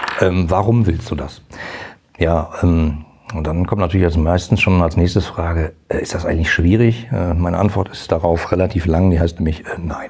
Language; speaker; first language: German; native; German